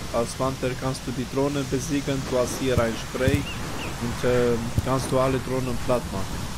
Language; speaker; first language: German; non-native, fluent; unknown